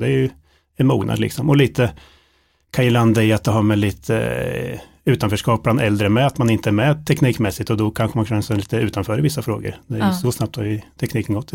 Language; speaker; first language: Swedish; native; Swedish